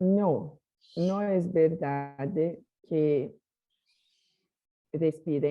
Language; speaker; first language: Spanish; non-native, learner; Portuguese